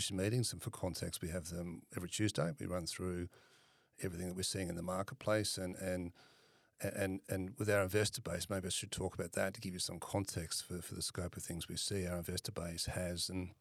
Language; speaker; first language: English; native; English